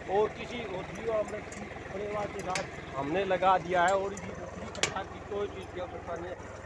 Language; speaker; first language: Hindi; native; Hindi